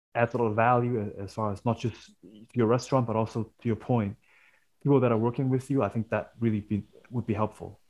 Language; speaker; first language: English; non-native, local second language; Cantonese